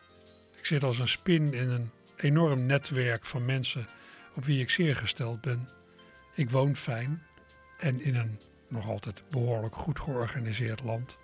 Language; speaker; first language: Dutch; native; Dutch